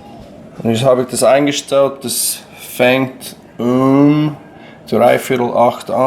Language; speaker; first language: German; non-native, learner; English